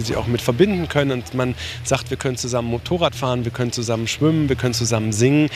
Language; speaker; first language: German; native; German